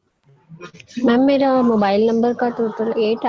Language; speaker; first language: Hindi; native; Hindi